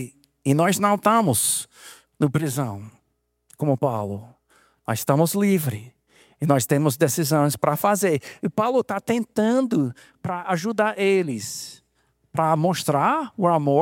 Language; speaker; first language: Portuguese; non-native, fluent; English